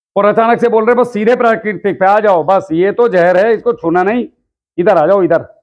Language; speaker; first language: Hindi; native; Hindi